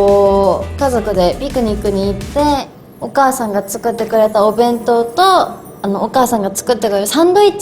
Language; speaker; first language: Japanese; native; Japanese